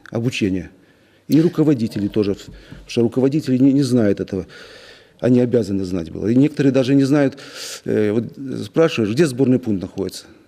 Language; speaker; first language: Russian; native; Russian